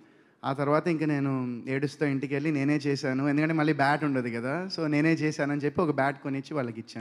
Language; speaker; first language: Telugu; native; Telugu